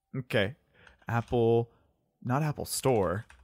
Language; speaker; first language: English; native; English